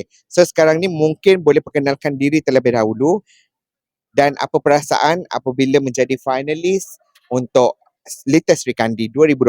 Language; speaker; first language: Malay; native; Malay